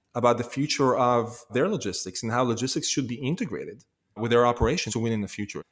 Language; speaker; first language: English; non-native, fluent; Hebrew